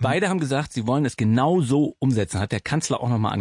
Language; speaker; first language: German; native; German